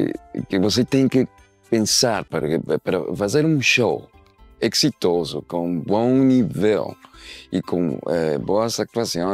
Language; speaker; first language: Portuguese; non-native, learner; Spanish